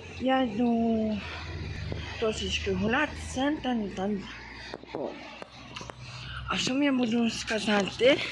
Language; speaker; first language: Ukrainian; non-native, local second language; Russian